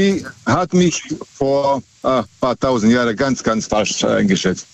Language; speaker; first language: German; non-native, fluent; Serbian